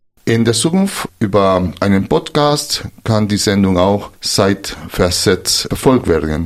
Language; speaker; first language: German; non-native, fluent; Spanish